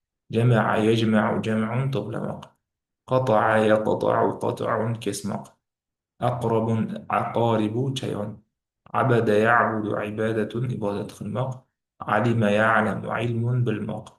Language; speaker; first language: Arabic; non-native, fluent; Uzbek